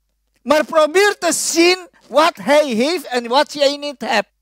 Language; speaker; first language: Dutch; non-native, fluent; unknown